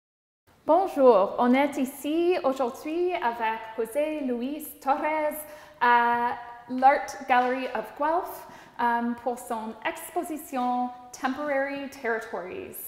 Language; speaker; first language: French; non-native, local second language; English